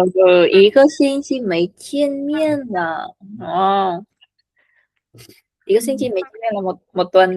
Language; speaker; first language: Chinese; non-native, fluent; Vietnamese